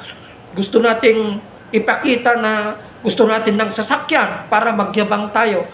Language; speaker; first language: Filipino; native; Filipino